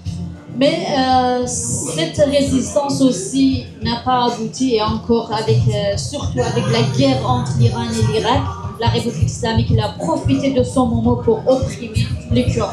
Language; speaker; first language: French; non-native, fluent; Kurdish